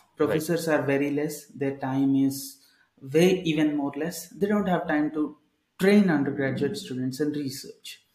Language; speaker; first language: English; non-native, local second language; Telugu